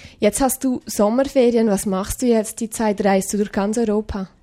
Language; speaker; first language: German; native; German